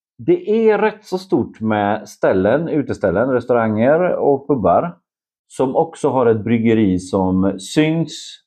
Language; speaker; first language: Swedish; non-native, fluent; Polish